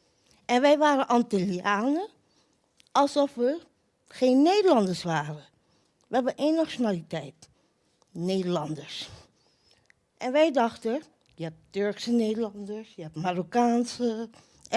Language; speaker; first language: Dutch; non-native, local second language; Papiamento